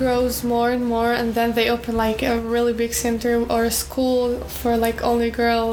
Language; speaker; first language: English; early bilingual, other home language; Arabic